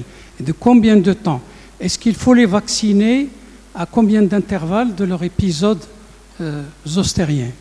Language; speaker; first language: French; non-native, local second language; Arabic